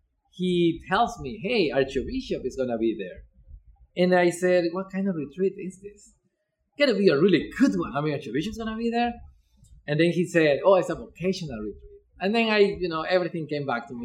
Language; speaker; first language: English; non-native, fluent; Spanish